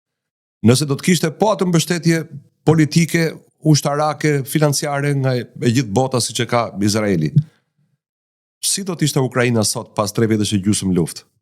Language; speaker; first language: Albanian; native; Albanian